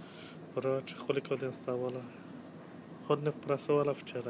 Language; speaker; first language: Czech; non-native, learner; Turkish